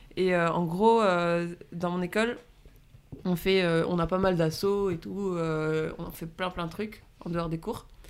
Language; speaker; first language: French; non-native, local second language; Arabic